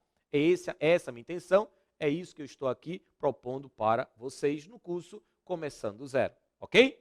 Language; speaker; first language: Portuguese; native; Portuguese